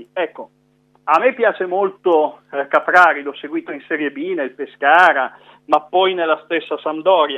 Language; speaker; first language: Italian; native; Italian